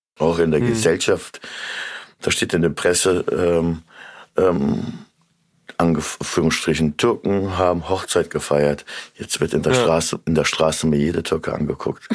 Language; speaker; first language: German; early bilingual, other home language; Turkish